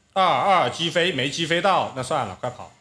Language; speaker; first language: Chinese; native; Chinese